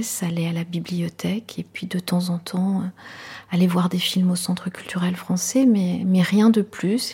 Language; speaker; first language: French; non-native, local second language; Kinyarwanda